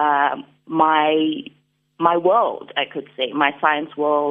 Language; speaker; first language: English; non-native, local second language; Xhosa